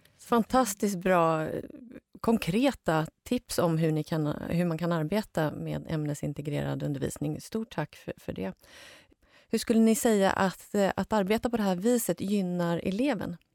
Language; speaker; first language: Swedish; native; Swedish